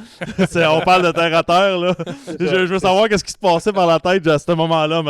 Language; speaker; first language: French; native; French